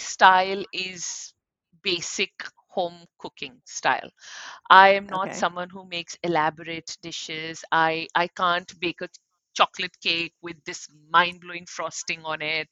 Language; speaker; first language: English; non-native, local second language; Punjabi